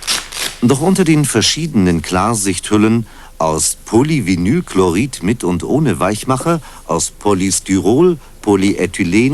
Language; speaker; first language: German; native; German